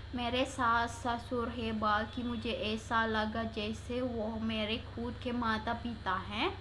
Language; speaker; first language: Hindi; non-native, learner; Indonesian